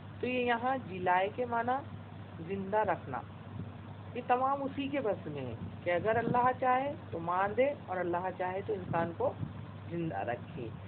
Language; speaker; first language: Urdu; native; Urdu